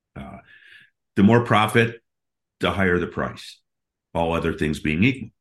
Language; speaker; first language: English; native; English